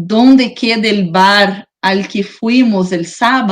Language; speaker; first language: Spanish; non-native, fluent; Portuguese